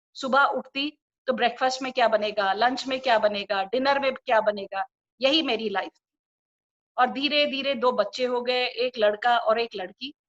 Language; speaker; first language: Hindi; non-native, local second language; Urdu